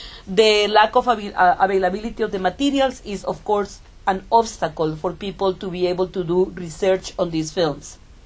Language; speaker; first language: English; non-native, fluent; Spanish